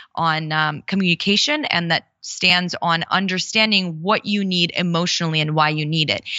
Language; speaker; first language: English; early bilingual, other home language; Russian